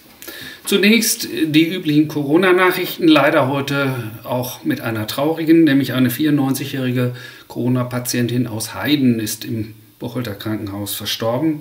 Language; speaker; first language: German; native; German